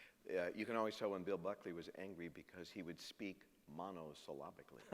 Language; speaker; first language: English; native; English